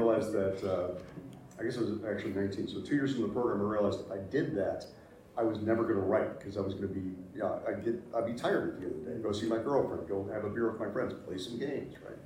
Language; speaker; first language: English; native; English